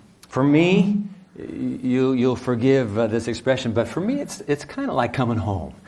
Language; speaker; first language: English; early bilingual, other home language; Japanese